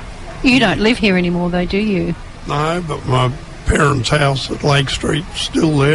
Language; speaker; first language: English; native; English